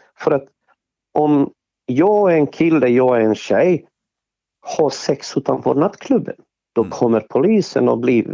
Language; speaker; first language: Swedish; non-native, fluent; Bosnian